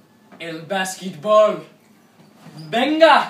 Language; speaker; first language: Spanish; non-native, learner; English